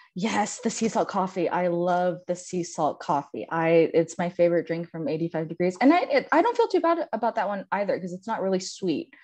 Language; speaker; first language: English; native; English